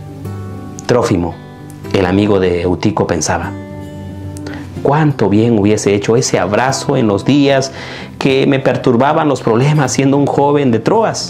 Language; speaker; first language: Spanish; native; Spanish